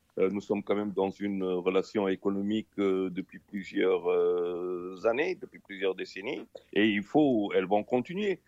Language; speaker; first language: French; non-native, local second language; Wolof